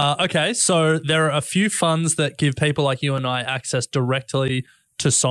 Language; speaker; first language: English; native; English